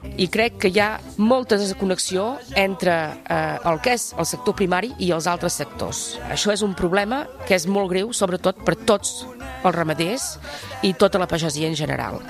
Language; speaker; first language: Catalan; non-native, local second language; French